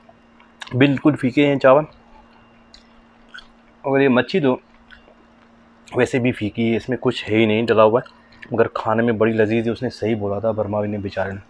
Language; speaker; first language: Hindi; native; Hindi